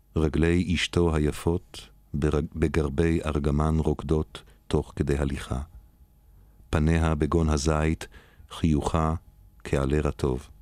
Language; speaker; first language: Hebrew; native; Hebrew